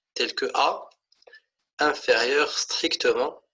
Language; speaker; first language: French; non-native, local second language; Arabic